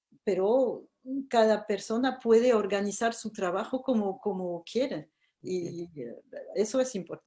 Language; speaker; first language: Spanish; non-native, fluent; French